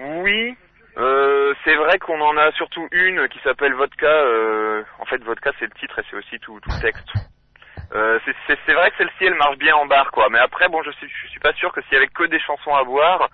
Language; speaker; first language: French; native; French